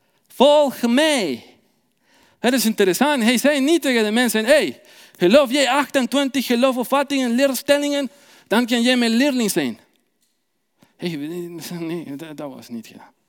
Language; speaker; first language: Dutch; non-native, fluent; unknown